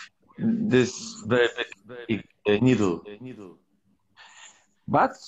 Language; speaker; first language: English; non-native, learner; Polish